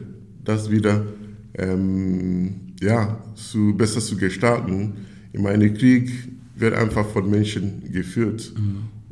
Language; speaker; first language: German; non-native, fluent; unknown